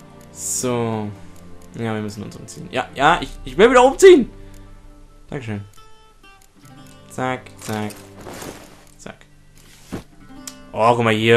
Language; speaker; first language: German; native; German